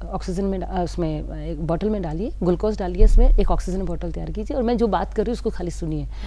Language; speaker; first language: Hindi; native; Hindi